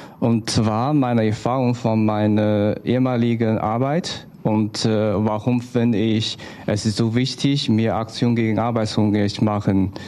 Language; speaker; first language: German; non-native, learner; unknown